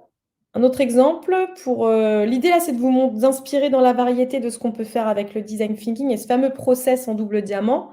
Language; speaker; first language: French; native; French